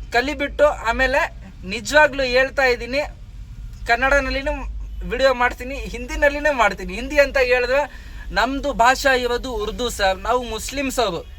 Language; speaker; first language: Kannada; non-native, local second language; Hindi